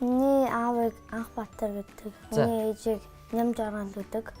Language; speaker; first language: Mongolian; early bilingual, heritage; Mongolian